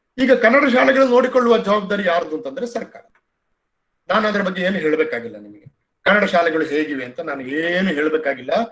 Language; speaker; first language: Kannada; non-native, local second language; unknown